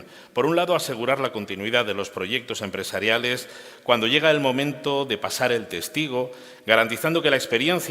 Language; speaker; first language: Spanish; native; Spanish